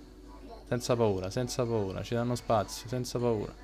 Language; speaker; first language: Italian; native; Italian